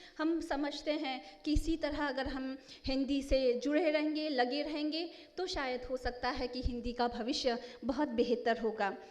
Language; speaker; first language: Hindi; non-native, local second language; Nepali